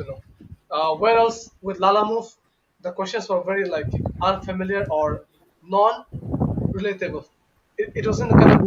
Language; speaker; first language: English; non-native, local second language; Bangla